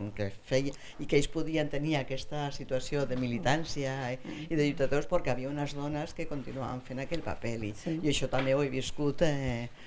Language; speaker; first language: Catalan; native; Catalan